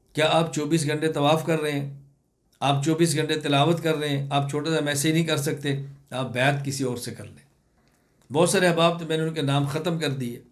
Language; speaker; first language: Urdu; non-native, local second language; Punjabi